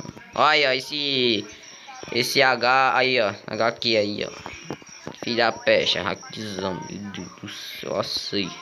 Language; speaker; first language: Portuguese; native; Portuguese